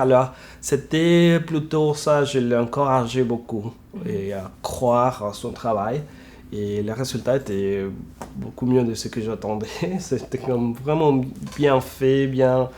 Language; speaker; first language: French; non-native, fluent; Spanish